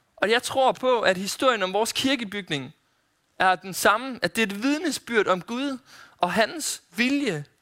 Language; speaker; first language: Danish; native; Danish